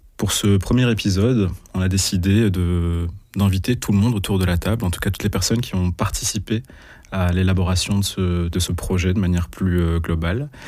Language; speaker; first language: French; early bilingual, other home language; Arabic